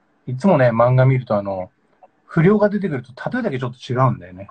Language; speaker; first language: Japanese; native; Japanese